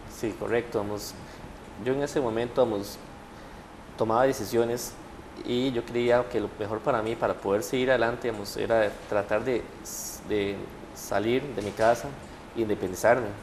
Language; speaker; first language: Spanish; native; Spanish